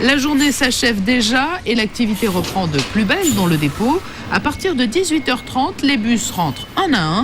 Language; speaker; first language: French; native; French